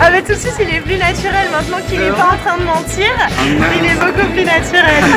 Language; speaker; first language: French; native; French